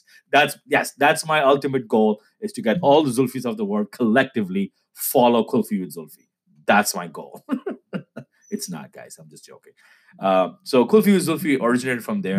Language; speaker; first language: English; non-native, local second language; Urdu